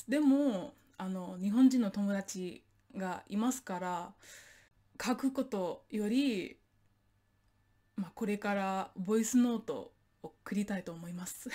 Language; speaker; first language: Japanese; non-native, fluent; English